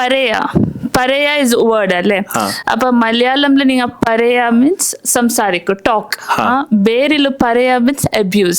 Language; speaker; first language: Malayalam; non-native, local second language; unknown